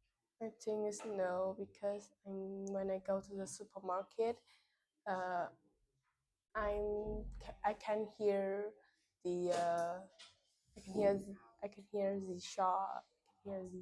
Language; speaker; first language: English; non-native, learner; Vietnamese